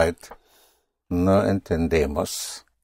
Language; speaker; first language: Spanish; non-native, fluent; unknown